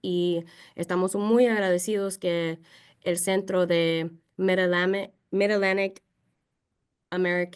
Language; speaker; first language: Spanish; early bilingual, heritage; Spanish